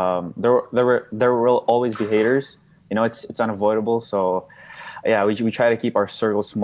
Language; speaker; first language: English; non-native, local second language; Cebuano